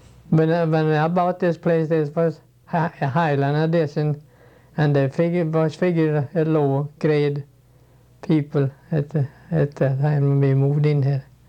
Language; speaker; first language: English; non-native, fluent; Swedish